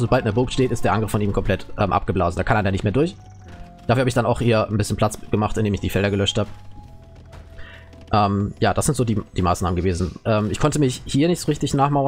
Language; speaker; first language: German; native; German